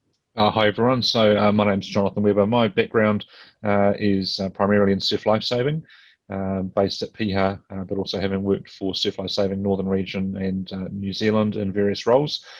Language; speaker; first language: English; native; English